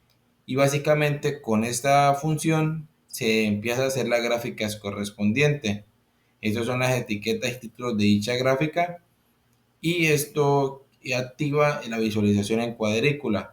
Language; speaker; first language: Spanish; native; Spanish